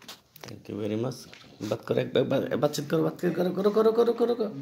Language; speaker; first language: Hindi; non-native, learner; Bangla